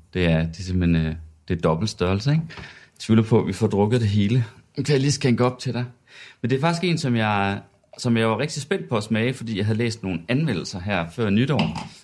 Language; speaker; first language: Danish; native; Danish